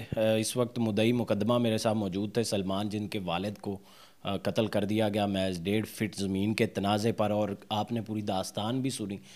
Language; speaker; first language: Urdu; non-native, local second language; Punjabi